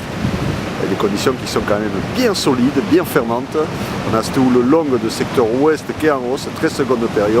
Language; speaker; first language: French; native; French